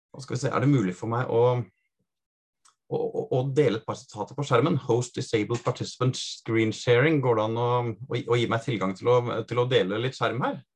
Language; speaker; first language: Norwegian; native; Norwegian